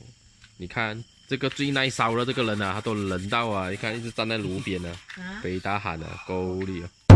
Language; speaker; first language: Chinese; native; Chinese